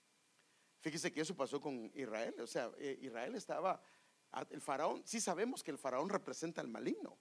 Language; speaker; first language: Spanish; native; Spanish